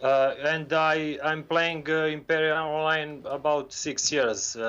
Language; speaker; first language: English; non-native, learner; Serbian